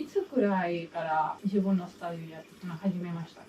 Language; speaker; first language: Japanese; non-native, learner; English